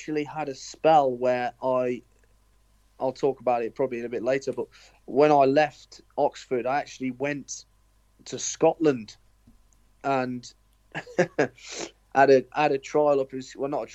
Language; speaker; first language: English; native; English